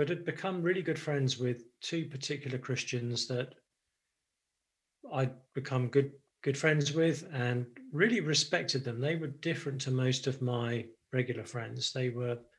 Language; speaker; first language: English; native; English